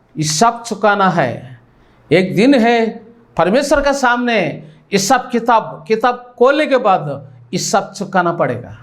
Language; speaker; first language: Hindi; non-native, local second language; Telugu